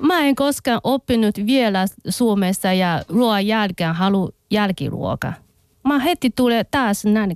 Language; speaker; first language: Finnish; non-native, learner; Chinese